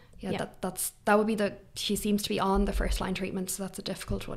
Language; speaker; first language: English; native; English